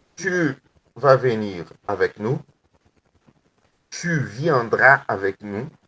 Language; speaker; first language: French; non-native, learner; Portuguese